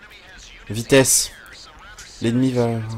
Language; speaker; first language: French; native; French